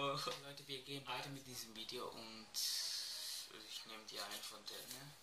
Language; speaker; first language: German; early bilingual, other home language; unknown